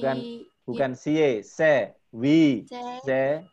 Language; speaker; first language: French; non-native, fluent; Indonesian